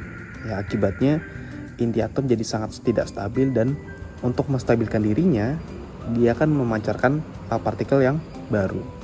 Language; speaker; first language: Indonesian; native; Indonesian